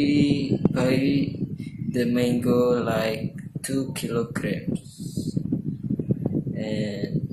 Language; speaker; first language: English; non-native, learner; Indonesian